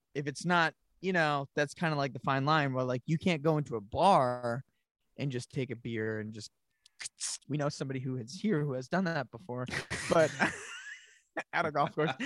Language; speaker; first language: English; native; English